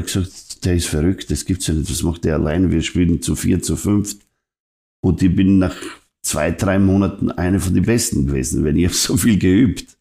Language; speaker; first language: German; non-native, fluent; Serbian